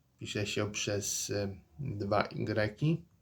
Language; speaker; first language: Polish; native; Polish